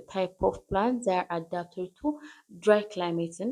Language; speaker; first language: English; non-native, local second language; Amharic